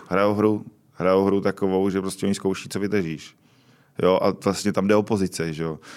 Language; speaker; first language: Czech; native; Czech